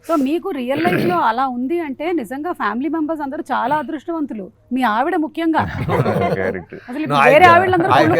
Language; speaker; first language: Telugu; native; Telugu